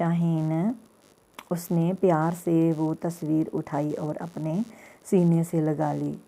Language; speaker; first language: Hindi; non-native, local second language; Punjabi